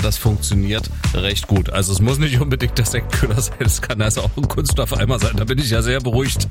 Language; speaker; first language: German; native; German